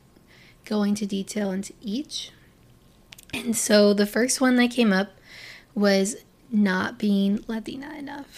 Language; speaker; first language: English; native; English